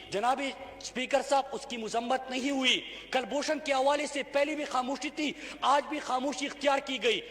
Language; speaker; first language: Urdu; non-native, local second language; Pashto